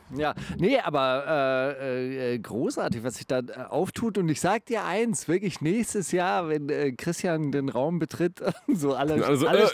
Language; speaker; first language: German; native; German